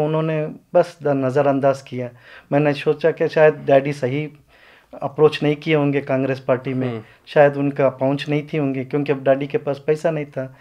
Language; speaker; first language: Hindi; non-native, local second language; Urdu